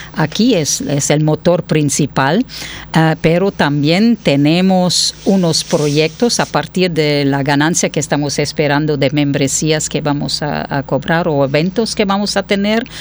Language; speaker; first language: Spanish; non-native, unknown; French